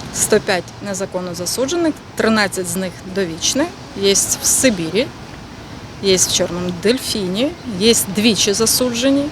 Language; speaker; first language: Ukrainian; non-native, local second language; Russian